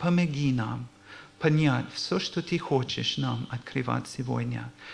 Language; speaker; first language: Russian; non-native, learner; English